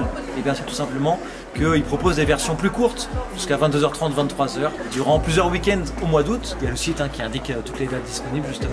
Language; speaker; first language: French; native; French